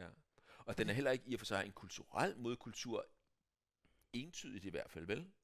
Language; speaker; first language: Danish; native; Danish